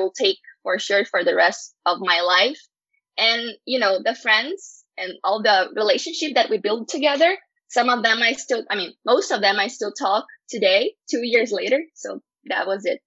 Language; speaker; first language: English; non-native, fluent; Portuguese